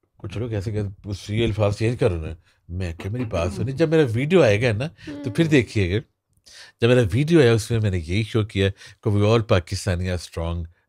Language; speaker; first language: Urdu; non-native, local second language; Punjabi